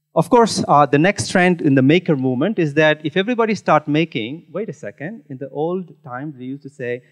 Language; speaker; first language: English; non-native, local second language; Tamil